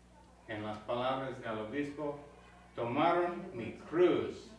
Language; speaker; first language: Spanish; non-native, learner; English